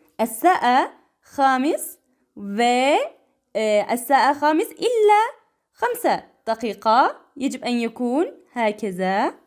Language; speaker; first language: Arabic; non-native, learner; Turkish